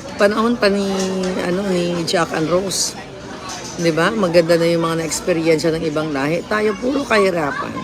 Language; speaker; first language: Filipino; non-native, local second language; Cebuano